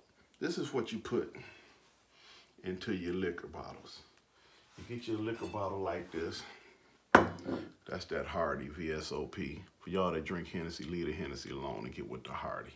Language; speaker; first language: English; native; English